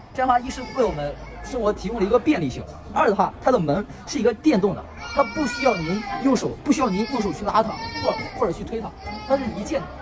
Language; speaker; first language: Chinese; native; Chinese